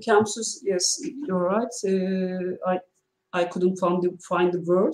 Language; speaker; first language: English; non-native, learner; Turkish